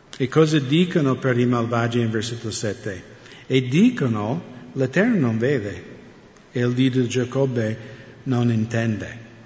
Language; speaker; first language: Italian; non-native, fluent; English